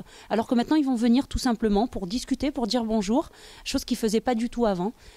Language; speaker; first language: French; native; French